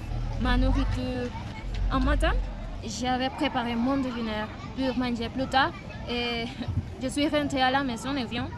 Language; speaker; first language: French; non-native, learner; Spanish